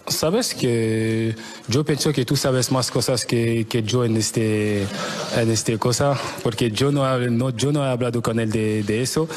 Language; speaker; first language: Spanish; non-native, learner; French